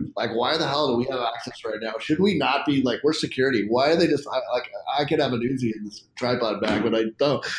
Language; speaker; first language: English; native; English